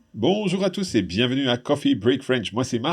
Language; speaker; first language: French; non-native, fluent; English